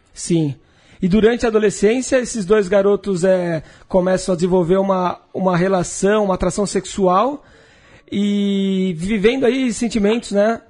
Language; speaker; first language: Portuguese; native; Portuguese